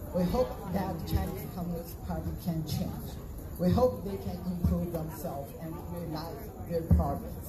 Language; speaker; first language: English; non-native, fluent; Chinese